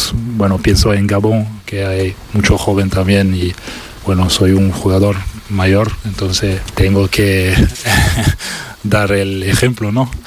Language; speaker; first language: Spanish; non-native, fluent; French